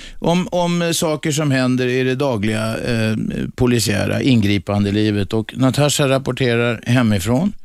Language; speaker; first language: Swedish; native; Swedish